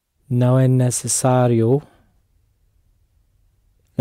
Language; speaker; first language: Portuguese; non-native, learner; English